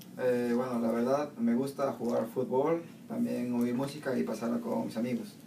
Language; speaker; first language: Spanish; native; Spanish